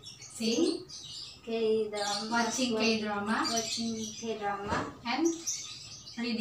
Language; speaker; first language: English; non-native, learner; Indonesian